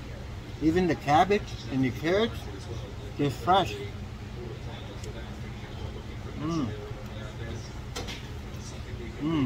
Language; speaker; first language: English; non-native, fluent; Vietnamese